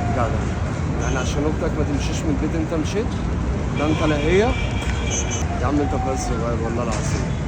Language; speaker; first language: Arabic; native; Arabic